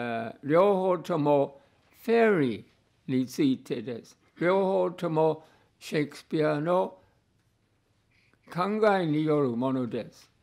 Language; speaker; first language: Japanese; non-native, fluent; English